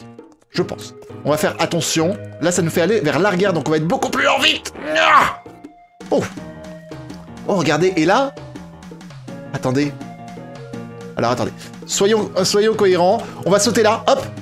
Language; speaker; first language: French; native; French